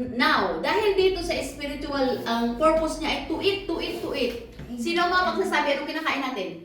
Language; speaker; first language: Filipino; non-native, local second language; Cebuano